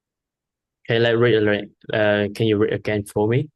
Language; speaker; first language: English; non-native, fluent; Vietnamese